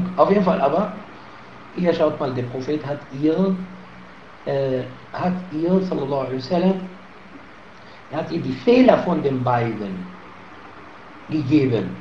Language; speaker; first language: German; non-native, fluent; Arabic